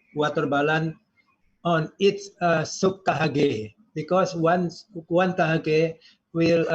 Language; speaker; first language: English; non-native, learner; Indonesian